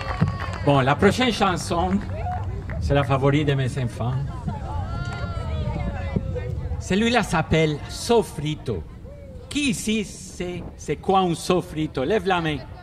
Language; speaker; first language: French; non-native, fluent; Spanish